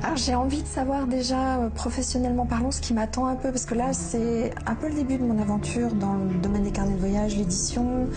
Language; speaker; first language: French; native; French